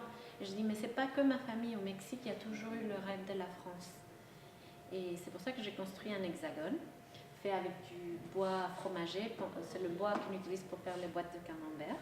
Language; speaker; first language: French; non-native, local second language; Spanish